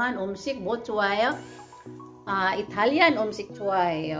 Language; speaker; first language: Korean; non-native, learner; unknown